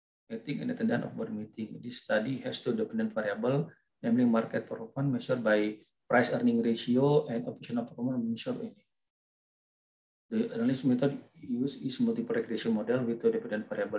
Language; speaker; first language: English; non-native, fluent; Indonesian